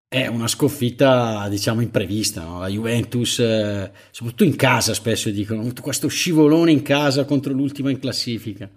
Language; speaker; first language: Italian; native; Italian